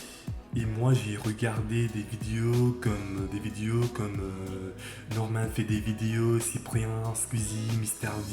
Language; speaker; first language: French; non-native, fluent; English